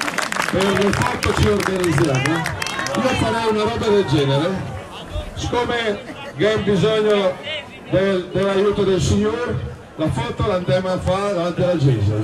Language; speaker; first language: Italian; native; Italian